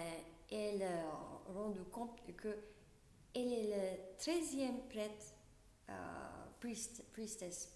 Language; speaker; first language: French; non-native, learner; English